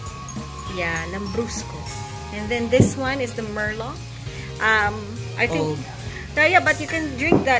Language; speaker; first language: English; non-native, local second language; Cebuano